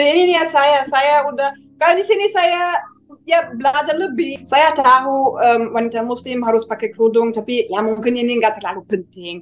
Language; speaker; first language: Indonesian; non-native, fluent; German